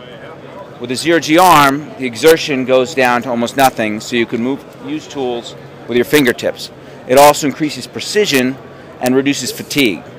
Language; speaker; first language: English; native; English